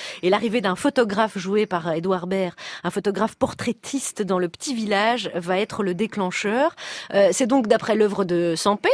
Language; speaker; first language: French; native; French